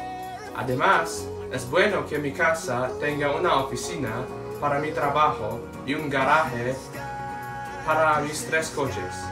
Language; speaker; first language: Spanish; non-native, learner; English